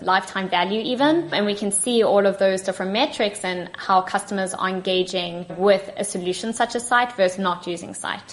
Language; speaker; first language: English; native; English